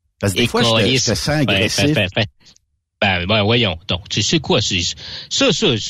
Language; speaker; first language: French; native; French